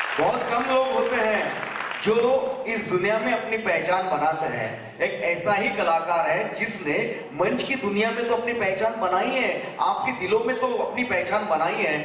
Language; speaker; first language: Hindi; non-native, local second language; Kachhi